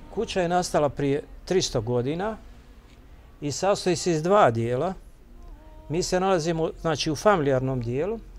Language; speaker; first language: Croatian; native; Croatian